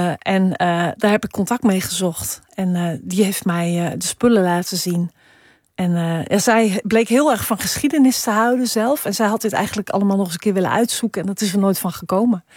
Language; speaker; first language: Dutch; native; Dutch